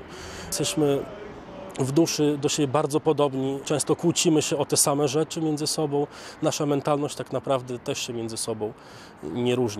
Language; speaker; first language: Polish; native; Polish